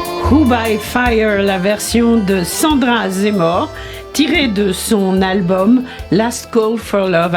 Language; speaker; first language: French; native; French